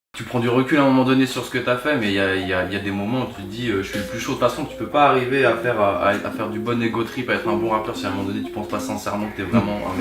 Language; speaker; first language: French; native; French